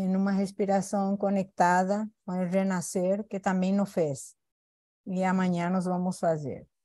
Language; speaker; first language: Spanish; non-native, learner; Portuguese